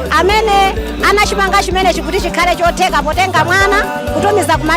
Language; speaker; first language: Nyanja; non-native, local second language; Yao